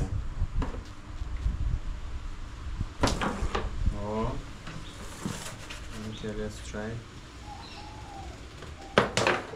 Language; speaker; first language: English; non-native, learner; Russian